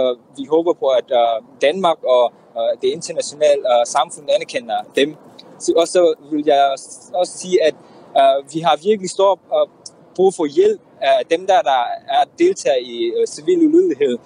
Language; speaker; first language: Danish; non-native, fluent; Hakha Chin